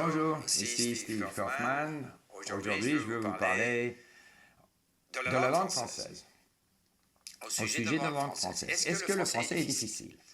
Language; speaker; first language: French; non-native, fluent; English